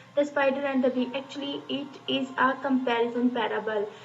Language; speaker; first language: English; non-native, local second language; Urdu